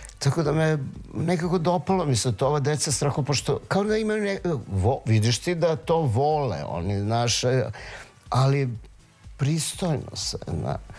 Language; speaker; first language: Serbian; early bilingual, heritage; Serbian